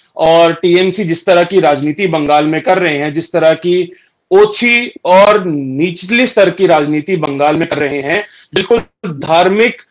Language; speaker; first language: Hindi; native; Hindi